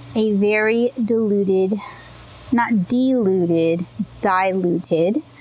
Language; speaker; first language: English; native; English